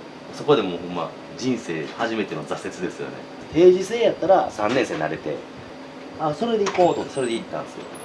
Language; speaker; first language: Japanese; native; Japanese